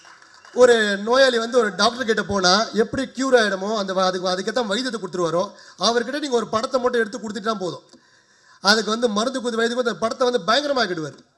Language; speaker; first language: Tamil; native; Tamil